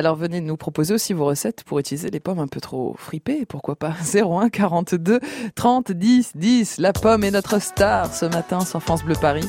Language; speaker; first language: French; native; French